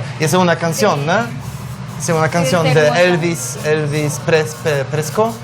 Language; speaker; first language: Spanish; non-native, learner; Polish